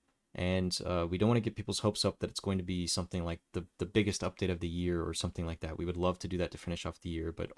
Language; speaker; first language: English; native; English